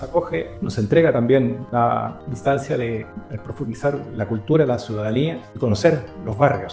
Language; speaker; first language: Spanish; native; Spanish